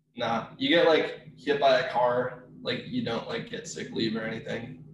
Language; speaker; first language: English; native; English